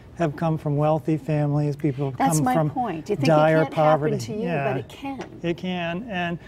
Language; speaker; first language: English; native; English